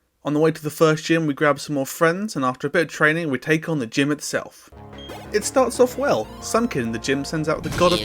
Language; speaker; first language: English; native; English